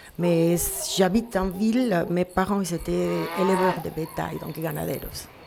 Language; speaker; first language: French; non-native, fluent; Spanish